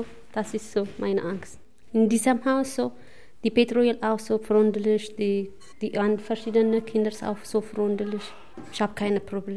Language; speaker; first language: German; non-native, learner; Amharic